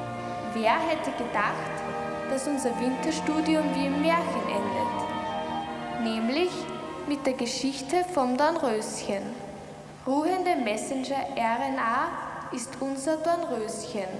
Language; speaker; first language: German; native; German